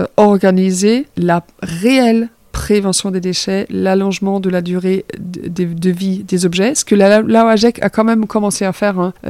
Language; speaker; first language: French; non-native, fluent; German